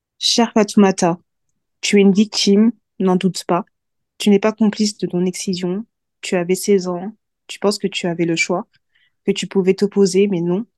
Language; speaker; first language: French; early bilingual, other home language; Mandingo